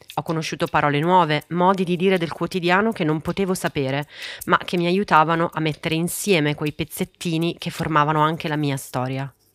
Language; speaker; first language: Italian; early bilingual, other home language; Portuguese